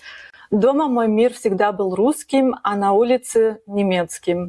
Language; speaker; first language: Russian; early bilingual, heritage; Russian